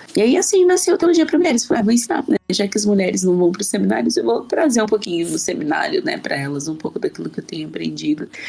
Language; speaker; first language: Portuguese; native; Portuguese